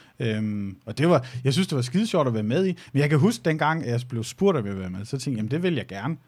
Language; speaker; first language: Danish; native; Danish